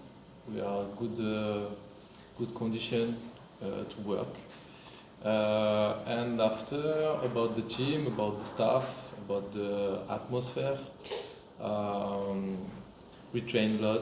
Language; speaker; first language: English; non-native, fluent; French